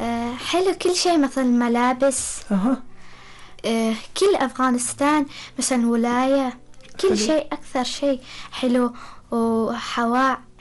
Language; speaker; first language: Arabic; non-native, learner; Persian